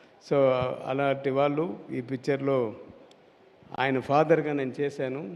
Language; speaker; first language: Telugu; non-native, learner; Tamil